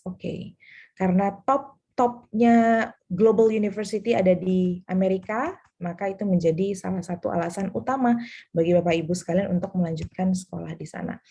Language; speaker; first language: Indonesian; native; Indonesian